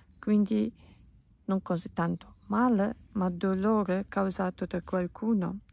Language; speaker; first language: Italian; non-native, learner; Polish